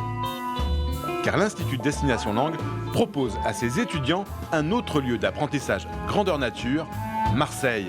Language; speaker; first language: French; native; French